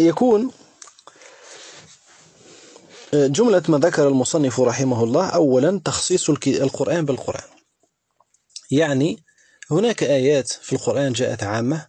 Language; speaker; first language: Arabic; native; Arabic